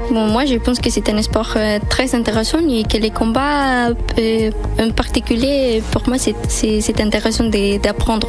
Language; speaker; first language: French; non-native, fluent; Spanish